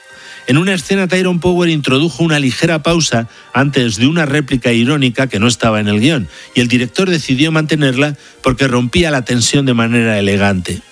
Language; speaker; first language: Spanish; native; Spanish